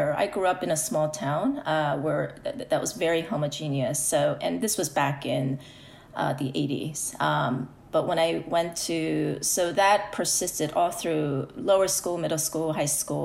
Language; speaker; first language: English; early bilingual, other home language; Korean